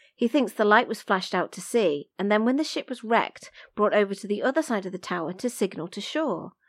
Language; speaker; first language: English; native; English